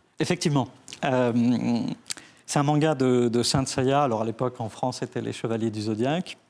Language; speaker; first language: French; early bilingual, other home language; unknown